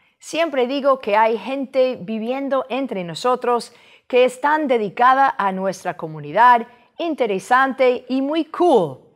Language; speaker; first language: Spanish; non-native, fluent; English